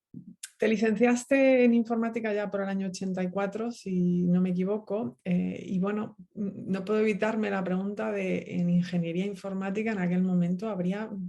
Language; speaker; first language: Spanish; native; Spanish